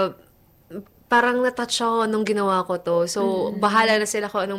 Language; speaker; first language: Filipino; non-native, local second language; Bikol